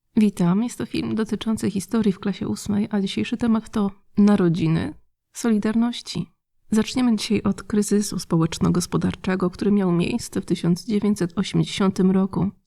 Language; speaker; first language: Polish; native; Polish